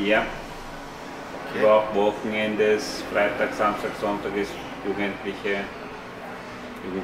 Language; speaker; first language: German; early bilingual, other home language; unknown